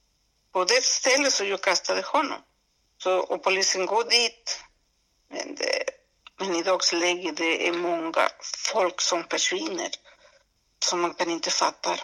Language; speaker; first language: Swedish; non-native, fluent; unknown